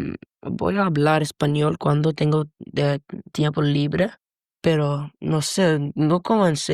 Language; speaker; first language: Spanish; non-native, learner; English